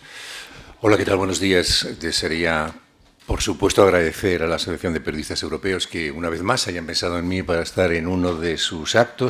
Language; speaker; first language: Spanish; native; Spanish